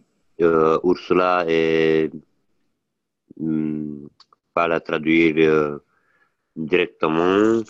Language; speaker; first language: French; non-native, learner; Italian